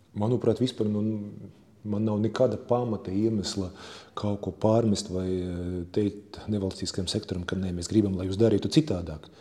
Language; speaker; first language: Latvian; non-native, local second language; Russian